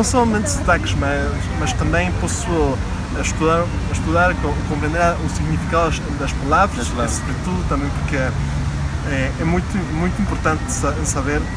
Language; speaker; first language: Portuguese; non-native, learner; Spanish